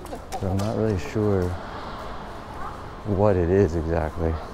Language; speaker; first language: English; native; English